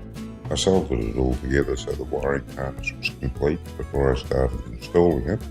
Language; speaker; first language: English; native; English